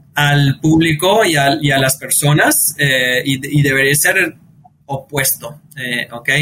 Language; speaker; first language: Spanish; early bilingual, heritage; Spanish